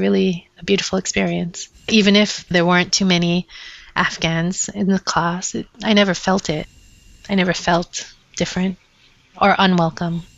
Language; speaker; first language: English; early bilingual, other home language; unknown